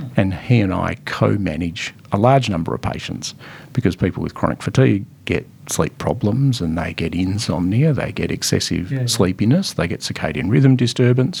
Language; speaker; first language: English; native; English